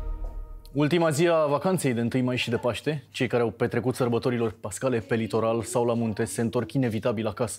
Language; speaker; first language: Romanian; native; Romanian